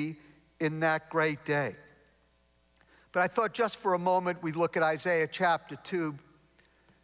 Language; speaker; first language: English; native; English